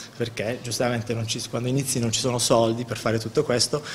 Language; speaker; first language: Italian; native; Italian